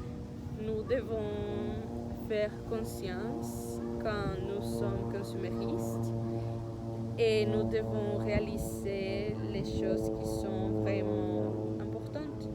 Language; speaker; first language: French; non-native, learner; Spanish